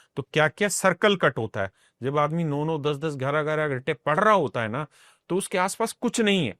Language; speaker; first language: Hindi; non-native, local second language; Punjabi